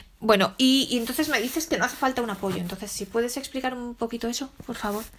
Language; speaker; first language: Spanish; native; Spanish